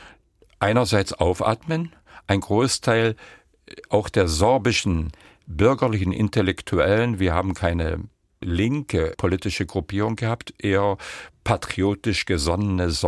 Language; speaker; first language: German; non-native, local second language; Upper Sorbian